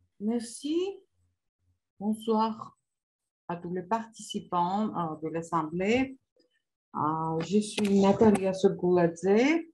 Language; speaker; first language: French; non-native, fluent; Georgian